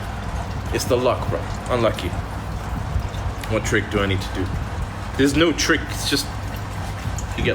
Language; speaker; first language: English; native; English